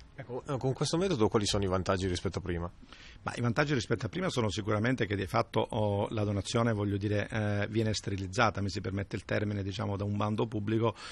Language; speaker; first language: Italian; native; Italian